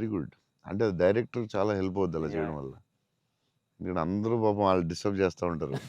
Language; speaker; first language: Telugu; native; Telugu